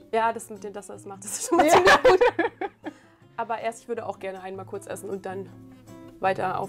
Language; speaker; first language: German; native; German